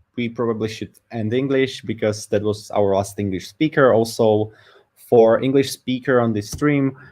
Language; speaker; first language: English; non-native, fluent; Slovak